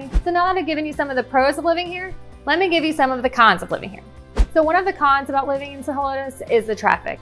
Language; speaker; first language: English; native; English